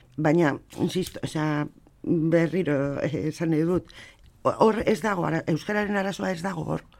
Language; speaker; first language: Basque; non-native, local second language; Spanish